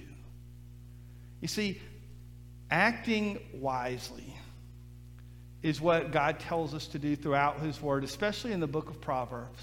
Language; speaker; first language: English; native; English